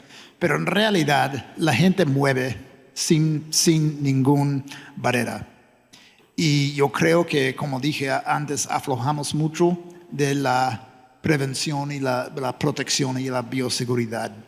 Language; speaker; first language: Spanish; non-native, fluent; English